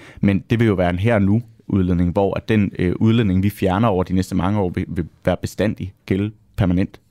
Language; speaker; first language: Danish; native; Danish